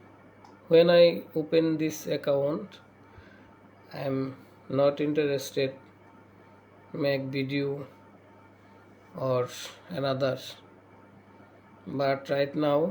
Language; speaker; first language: English; non-native, learner; Bangla